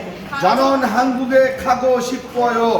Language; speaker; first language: Korean; non-native, fluent; Bangla